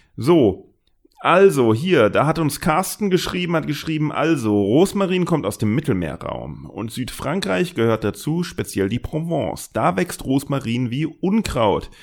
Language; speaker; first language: German; native; German